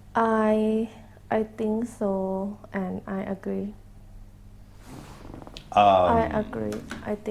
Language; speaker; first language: English; non-native, learner; Thai